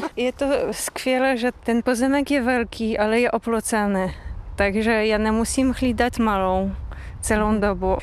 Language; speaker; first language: Czech; non-native, fluent; Polish